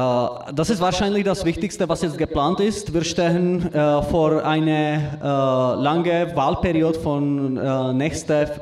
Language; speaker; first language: German; non-native, learner; Czech